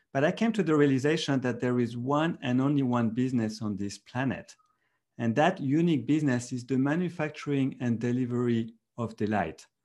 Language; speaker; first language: English; non-native, fluent; French